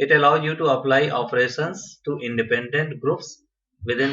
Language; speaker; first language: English; non-native, local second language; Hindi